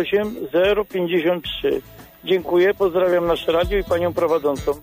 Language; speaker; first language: Polish; native; Polish